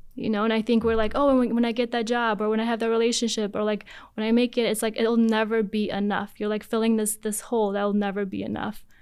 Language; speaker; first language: English; early bilingual, other home language; Polish